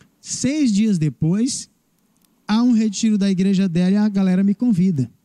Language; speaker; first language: Portuguese; native; Portuguese